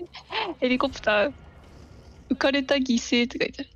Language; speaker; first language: Japanese; native; Japanese